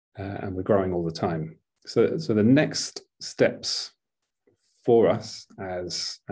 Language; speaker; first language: English; native; English